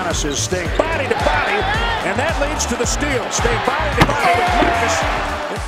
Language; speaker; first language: English; native; English